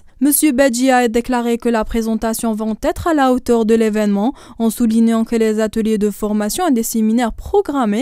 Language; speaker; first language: French; non-native, local second language; Arabic